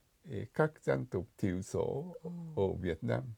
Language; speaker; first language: Vietnamese; non-native, fluent; Japanese